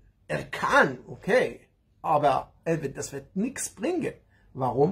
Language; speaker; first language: German; non-native, learner; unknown